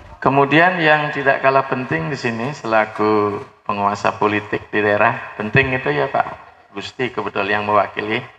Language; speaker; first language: Indonesian; non-native, local second language; Balinese